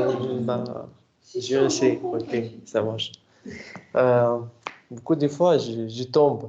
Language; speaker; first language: French; non-native, learner; Russian